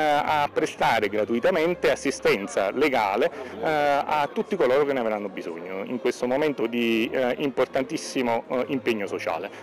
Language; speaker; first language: Italian; native; Italian